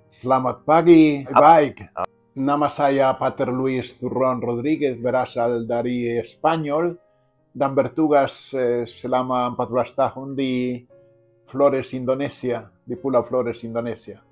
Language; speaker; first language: Indonesian; non-native, fluent; Spanish